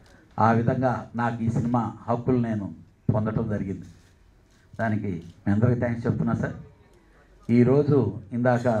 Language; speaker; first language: Telugu; native; Telugu